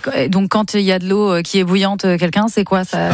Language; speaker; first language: French; native; French